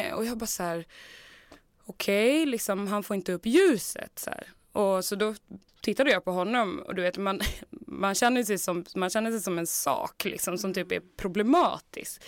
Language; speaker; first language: Swedish; native; Swedish